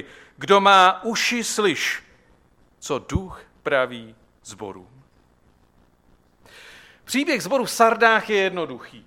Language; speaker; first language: Czech; native; Czech